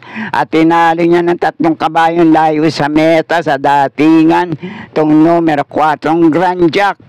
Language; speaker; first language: Filipino; native; Filipino